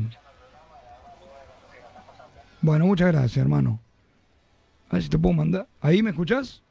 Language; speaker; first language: Spanish; native; Spanish